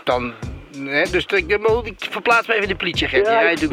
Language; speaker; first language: Dutch; native; Dutch